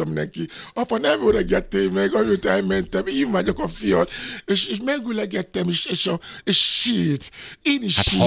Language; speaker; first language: Hungarian; non-native, fluent; Yoruba